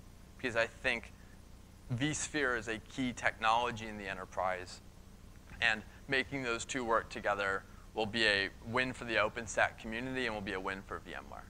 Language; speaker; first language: English; native; English